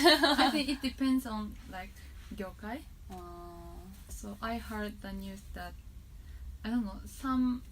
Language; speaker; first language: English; non-native, fluent; Japanese